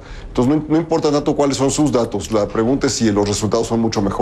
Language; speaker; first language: Spanish; native; Spanish